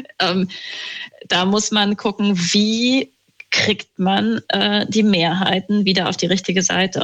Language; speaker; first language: German; native; German